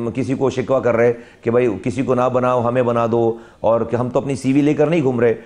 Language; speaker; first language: Urdu; native; Urdu